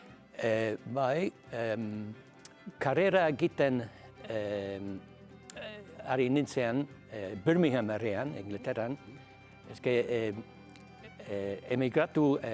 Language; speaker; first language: Basque; non-native, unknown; English